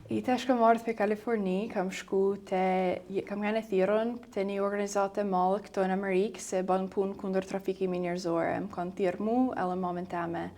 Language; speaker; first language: Albanian; early bilingual, heritage; Albanian